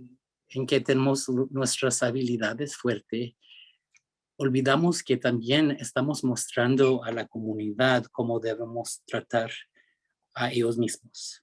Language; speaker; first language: Spanish; early bilingual, heritage; Spanish